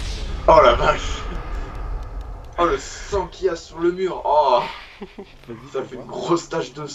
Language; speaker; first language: French; native; French